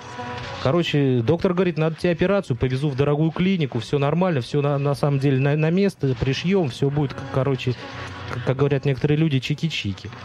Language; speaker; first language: Russian; native; Russian